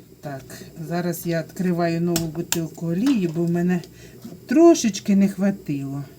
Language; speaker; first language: Ukrainian; non-native, local second language; Russian